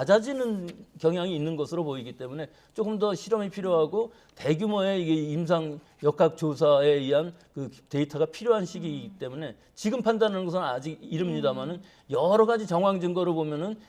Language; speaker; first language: Korean; native; Korean